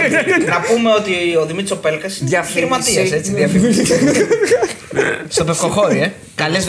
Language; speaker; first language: Greek; native; Greek